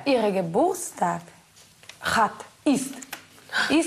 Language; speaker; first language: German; non-native, learner; Russian